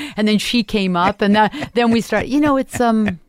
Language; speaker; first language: English; native; English